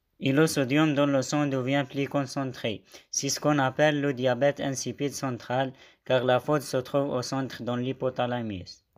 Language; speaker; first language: French; non-native, local second language; Arabic